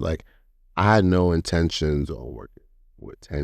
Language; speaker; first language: English; native; English